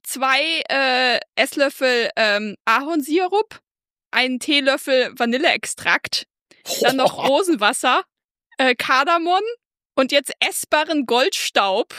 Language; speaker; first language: German; native; German